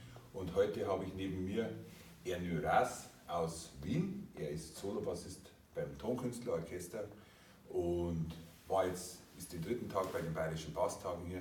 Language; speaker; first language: German; native; German